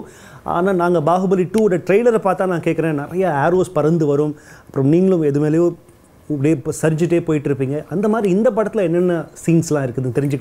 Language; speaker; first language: Tamil; native; Tamil